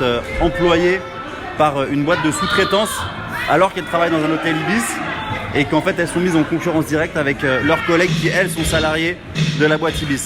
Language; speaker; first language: French; native; French